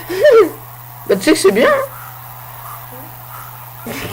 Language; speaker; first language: French; native; French